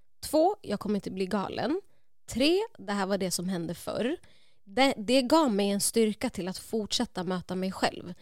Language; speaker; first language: Swedish; native; Swedish